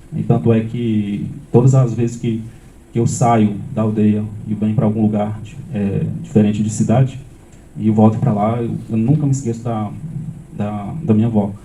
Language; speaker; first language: Portuguese; non-native, local second language; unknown